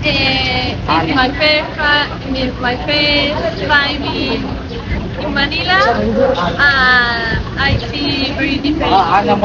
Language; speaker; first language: English; non-native, learner; Spanish